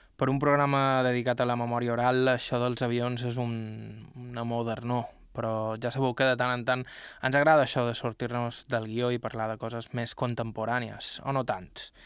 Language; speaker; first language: Catalan; native; Catalan